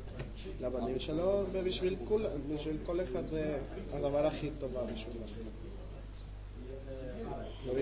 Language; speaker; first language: Hebrew; non-native, learner; Spanish